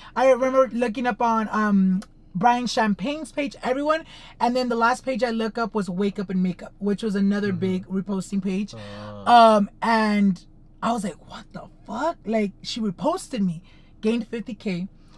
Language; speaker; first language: English; early bilingual, other home language; Spanish